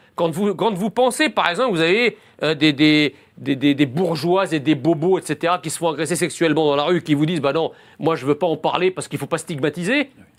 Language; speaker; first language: French; early bilingual, other home language; Arabic